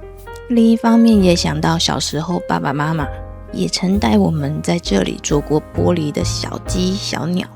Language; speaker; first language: Chinese; native; Chinese